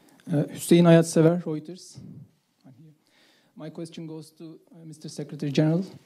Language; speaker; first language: English; non-native, fluent; Turkish